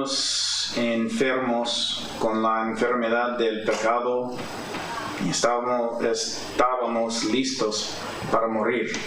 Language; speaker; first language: Spanish; non-native, fluent; English